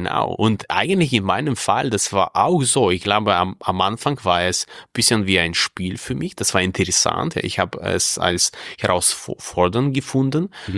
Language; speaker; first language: German; non-native, fluent; Russian